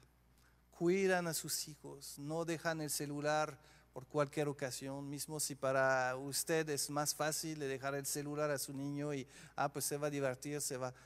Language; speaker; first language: Spanish; non-native, fluent; French